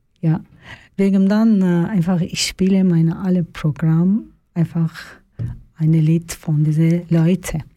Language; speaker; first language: German; non-native, learner; Turkish